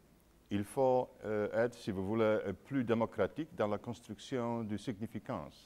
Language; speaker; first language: French; non-native, fluent; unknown